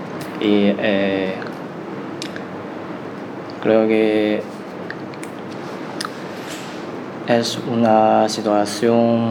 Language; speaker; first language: Spanish; non-native, learner; Chinese